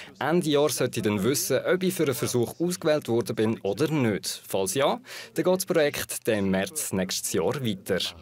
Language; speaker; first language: German; non-native, local second language; French